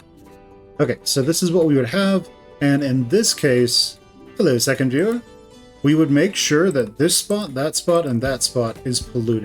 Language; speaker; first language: English; native; English